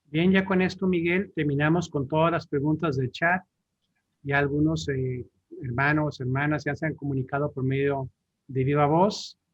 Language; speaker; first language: Spanish; native; Spanish